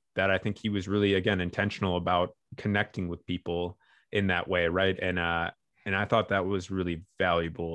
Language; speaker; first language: English; native; English